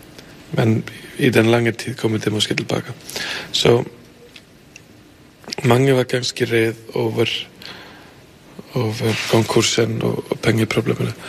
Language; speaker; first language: Danish; non-native, fluent; Icelandic